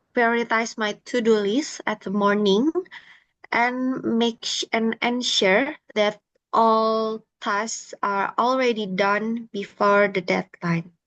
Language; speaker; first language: English; non-native, learner; Indonesian